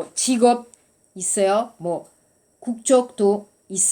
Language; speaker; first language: Korean; non-native, learner; French